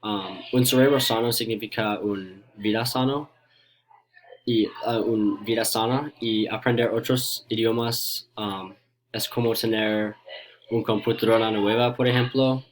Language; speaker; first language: Spanish; non-native, learner; English